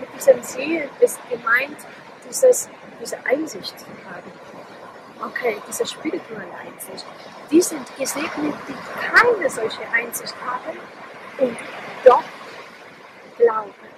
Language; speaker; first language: German; non-native, fluent; Polish